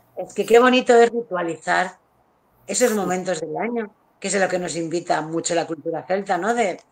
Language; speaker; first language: Spanish; native; Spanish